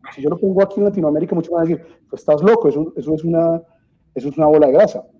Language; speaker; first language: Spanish; native; Spanish